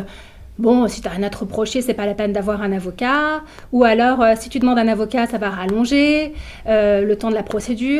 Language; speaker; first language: French; native; French